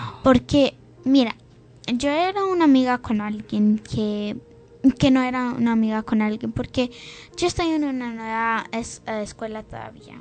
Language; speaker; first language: Spanish; early bilingual, heritage; English